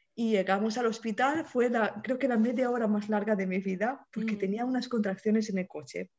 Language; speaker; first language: Spanish; non-native, fluent; Romanian